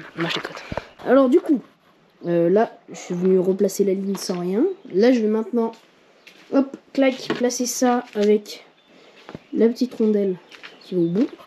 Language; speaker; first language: French; native; French